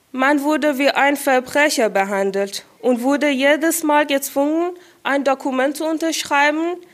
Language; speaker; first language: German; non-native, fluent; Persian